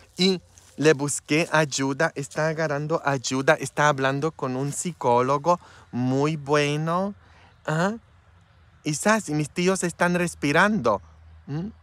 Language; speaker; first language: Spanish; non-native, fluent; Polish